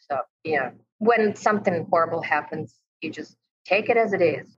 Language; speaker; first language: English; non-native, fluent; Ukrainian